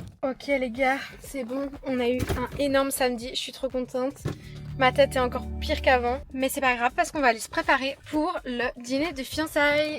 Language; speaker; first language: French; native; French